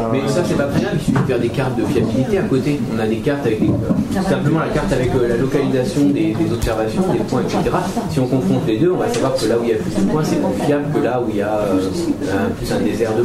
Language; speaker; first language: French; native; French